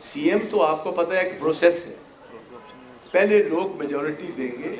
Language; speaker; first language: Hindi; non-native, local second language; Punjabi